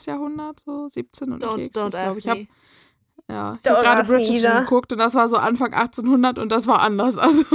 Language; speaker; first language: German; native; German